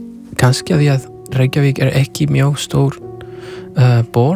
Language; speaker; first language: Icelandic; non-native, fluent; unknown